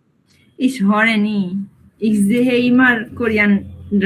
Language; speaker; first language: German; non-native, learner; Bangla